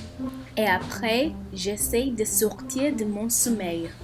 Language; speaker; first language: French; non-native, learner; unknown